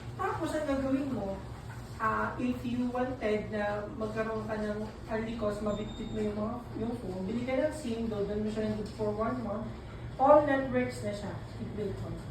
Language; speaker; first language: Filipino; non-native, local second language; Bikol